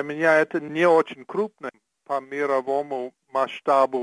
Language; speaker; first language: Russian; non-native, fluent; English